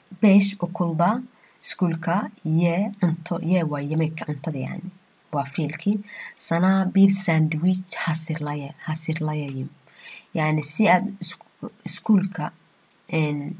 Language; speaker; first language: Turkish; non-native, fluent; Somali